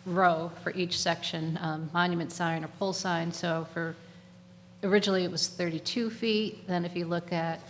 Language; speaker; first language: English; native; English